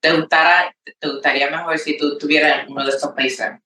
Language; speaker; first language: Spanish; early bilingual, heritage; Spanish